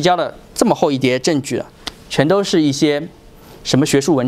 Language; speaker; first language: Chinese; native; Chinese